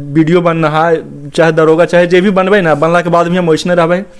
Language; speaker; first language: Hindi; native; Hindi